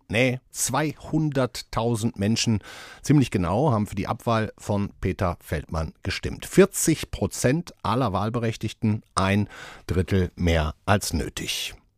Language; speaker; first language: German; native; German